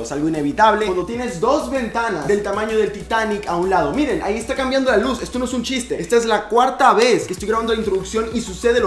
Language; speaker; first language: Spanish; native; Spanish